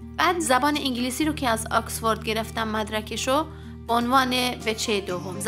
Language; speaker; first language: Persian; non-native, local second language; Kurdish